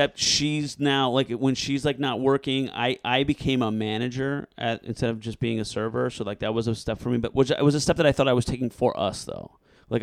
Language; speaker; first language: English; native; English